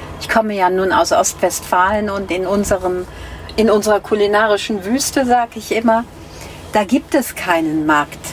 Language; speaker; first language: German; native; German